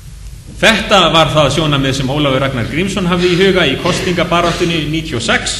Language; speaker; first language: Icelandic; native; Icelandic